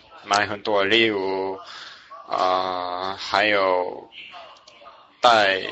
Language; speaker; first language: Chinese; non-native, learner; English